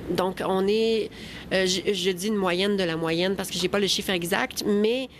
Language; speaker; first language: French; native; French